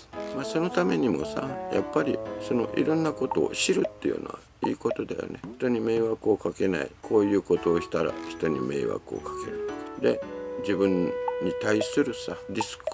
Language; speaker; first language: Japanese; native; Japanese